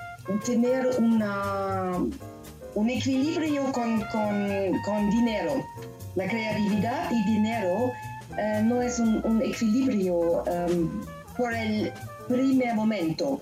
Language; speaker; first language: Spanish; non-native, learner; German